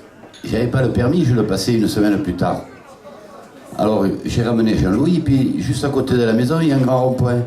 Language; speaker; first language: French; native; French